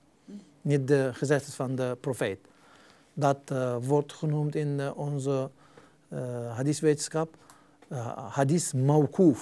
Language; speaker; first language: Dutch; non-native, fluent; Turkish